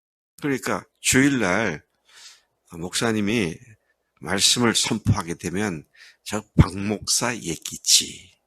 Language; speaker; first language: Korean; native; Korean